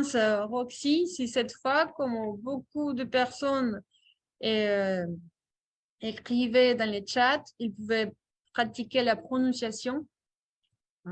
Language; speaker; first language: French; non-native, fluent; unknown